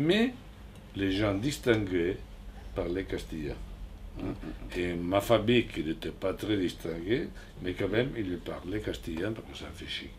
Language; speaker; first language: French; non-native, fluent; Spanish